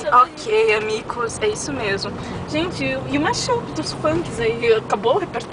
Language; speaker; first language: Portuguese; native; Portuguese